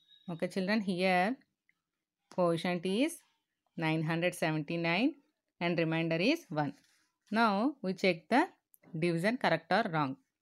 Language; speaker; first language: English; non-native, local second language; Telugu